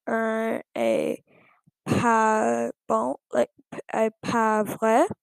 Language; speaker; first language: French; non-native, learner; English